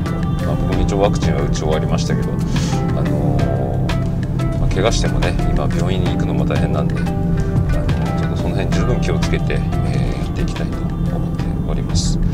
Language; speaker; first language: Japanese; native; Japanese